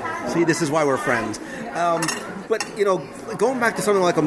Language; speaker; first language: English; native; English